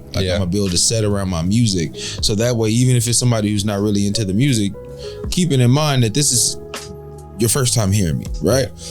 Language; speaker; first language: English; native; English